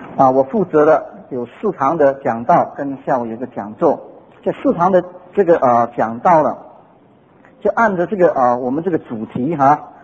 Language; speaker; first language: Chinese; non-native, local second language; Cantonese